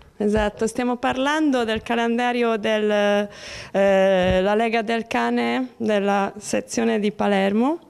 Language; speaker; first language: Italian; native; Italian